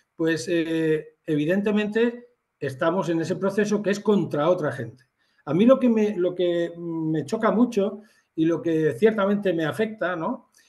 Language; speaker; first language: Spanish; native; Spanish